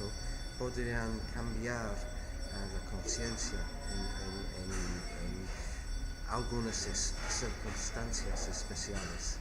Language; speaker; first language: Spanish; non-native, fluent; English